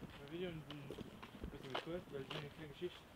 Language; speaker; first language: German; non-native, local second language; Luxembourgish